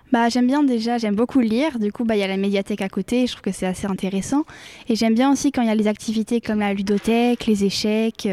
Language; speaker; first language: French; native; French